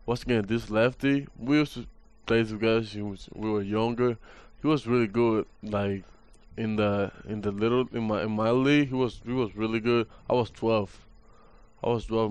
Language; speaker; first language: English; non-native, fluent; Spanish